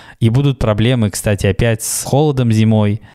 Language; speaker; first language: Russian; native; Russian